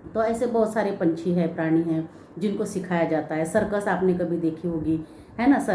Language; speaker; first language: Hindi; non-native, local second language; Marathi